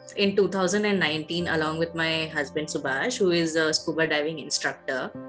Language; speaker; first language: English; non-native, local second language; Hindi